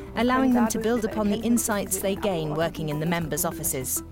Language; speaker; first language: English; non-native, fluent; Turkish